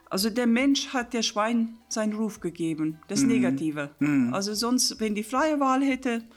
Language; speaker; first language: German; non-native, fluent; Afrikaans